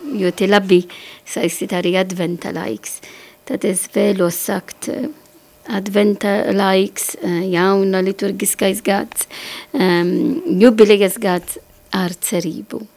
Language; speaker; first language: Latvian; non-native, learner; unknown